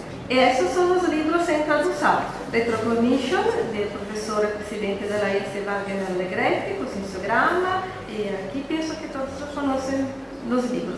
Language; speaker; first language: Spanish; non-native, fluent; Italian